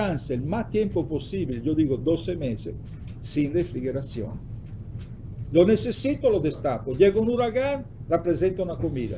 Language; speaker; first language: Spanish; non-native, fluent; Italian